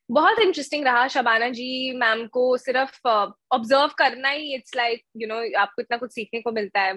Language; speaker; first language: Hindi; native; Hindi